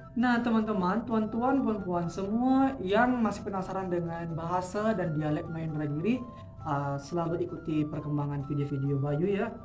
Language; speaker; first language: Indonesian; native; Indonesian